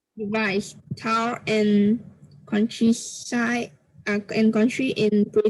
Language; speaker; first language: English; non-native, learner; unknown